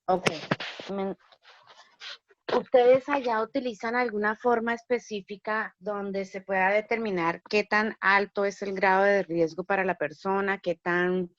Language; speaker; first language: Spanish; early bilingual, heritage; Spanish